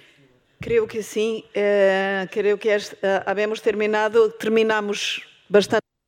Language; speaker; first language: Spanish; non-native, fluent; Portuguese